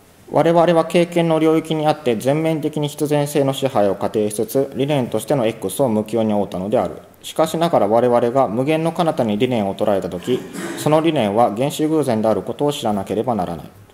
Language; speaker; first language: Japanese; native; Japanese